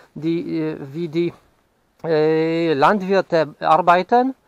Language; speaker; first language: German; non-native, learner; Polish